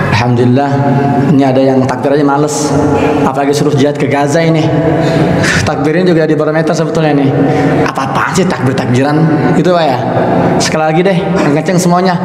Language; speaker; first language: Indonesian; native; Indonesian